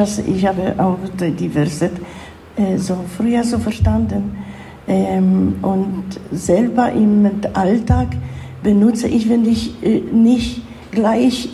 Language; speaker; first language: German; non-native, learner; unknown